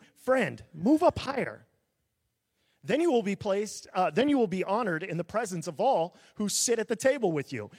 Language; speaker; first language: English; native; English